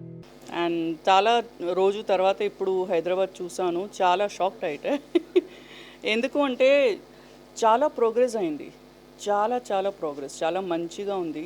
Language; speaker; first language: Telugu; non-native, learner; Gujarati